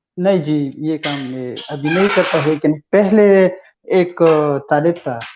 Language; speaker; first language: Hindi; non-native, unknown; Pashto